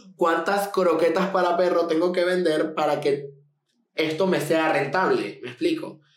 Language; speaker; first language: Spanish; native; Spanish